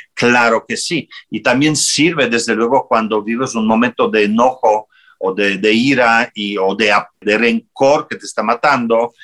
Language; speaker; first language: Spanish; non-native, fluent; Polish